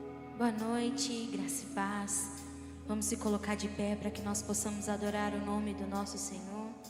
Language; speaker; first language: Portuguese; native; Portuguese